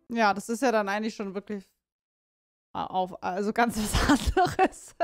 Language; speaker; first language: German; native; German